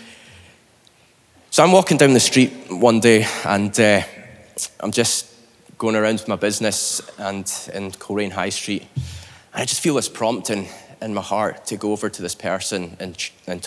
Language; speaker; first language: English; native; English